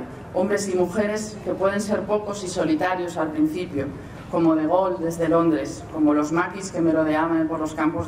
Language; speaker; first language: Spanish; native; Spanish